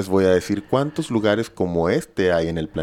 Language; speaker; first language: Spanish; native; Spanish